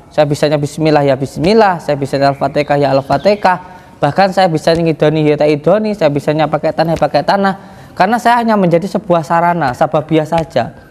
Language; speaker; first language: Indonesian; native; Indonesian